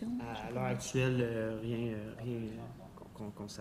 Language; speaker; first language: French; native; French